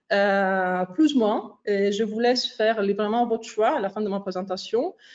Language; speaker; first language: French; non-native, fluent; Greek